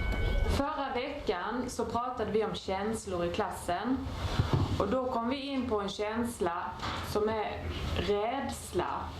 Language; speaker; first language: Swedish; native; Swedish